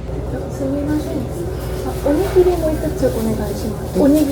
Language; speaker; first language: Japanese; non-native, learner; Korean